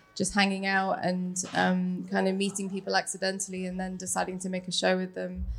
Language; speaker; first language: English; native; English